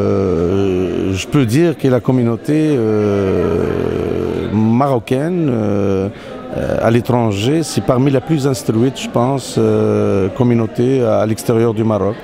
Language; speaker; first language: French; non-native, local second language; Arabic